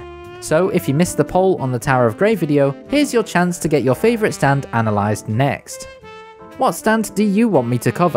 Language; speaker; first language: English; native; English